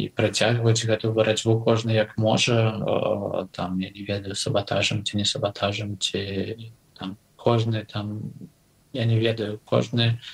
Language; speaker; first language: Belarusian; non-native, local second language; Russian